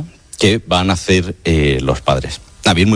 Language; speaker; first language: Spanish; native; Spanish